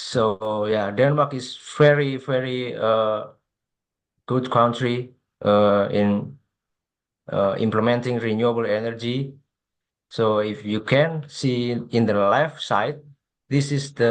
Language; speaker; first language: English; non-native, fluent; Indonesian